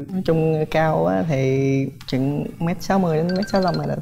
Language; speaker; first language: Vietnamese; native; Vietnamese